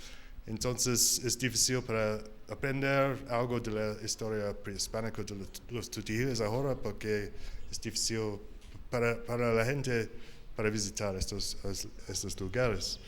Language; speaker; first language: Spanish; non-native, learner; English